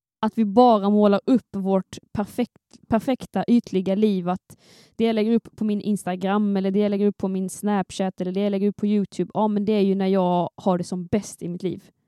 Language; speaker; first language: Swedish; native; Swedish